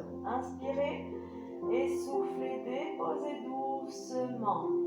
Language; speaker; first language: French; native; French